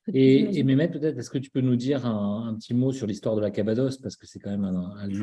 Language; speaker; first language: French; native; French